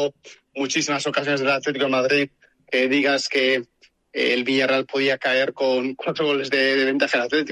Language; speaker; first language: Spanish; native; Spanish